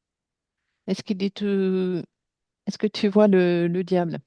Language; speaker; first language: French; native; French